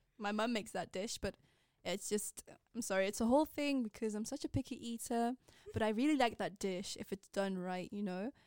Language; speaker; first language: English; non-native, fluent; Persian